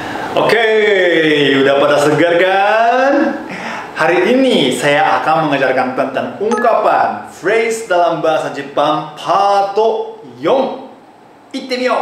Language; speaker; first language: Indonesian; non-native, fluent; Japanese